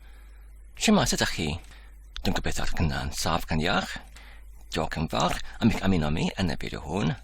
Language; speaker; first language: Welsh; non-native, learner; English